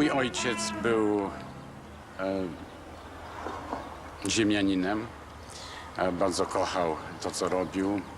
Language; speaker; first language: Polish; early bilingual, heritage; Polish